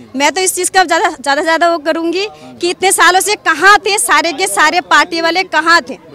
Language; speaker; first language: Hindi; native; Hindi